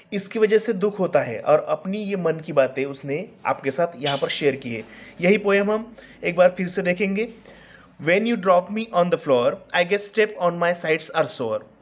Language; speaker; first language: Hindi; non-native, local second language; Marathi